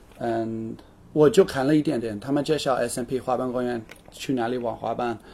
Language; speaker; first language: Chinese; non-native, fluent; English